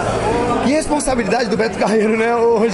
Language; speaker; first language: Portuguese; native; Portuguese